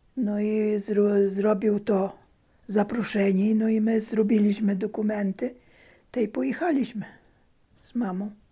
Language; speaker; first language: Polish; early bilingual, heritage; Polish